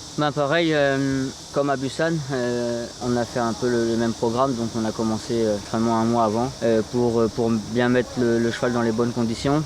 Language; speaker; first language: French; native; French